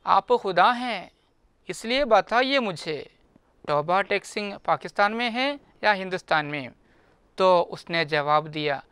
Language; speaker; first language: Hindi; non-native, local second language; Malayalam